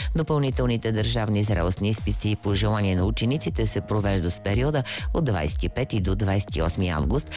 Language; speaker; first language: Bulgarian; native; Bulgarian